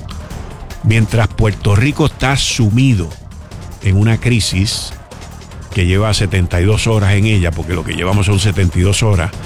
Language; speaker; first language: Spanish; native; Spanish